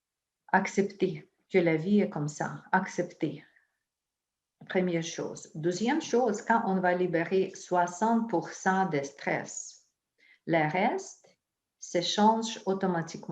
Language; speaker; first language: French; non-native, fluent; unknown